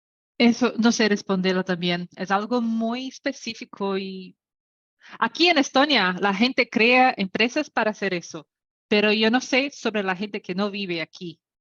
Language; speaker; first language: Spanish; non-native, learner; Portuguese